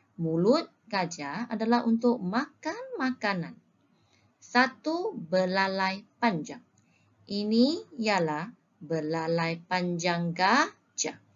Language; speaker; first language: Malay; non-native, local second language; Chinese